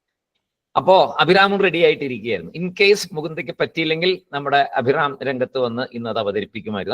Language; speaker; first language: Malayalam; native; Malayalam